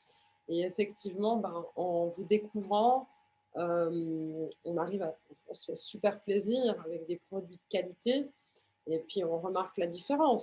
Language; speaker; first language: French; native; French